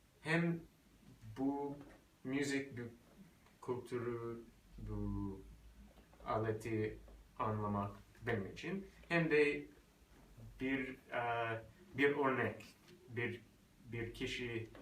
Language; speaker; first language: Turkish; non-native, learner; English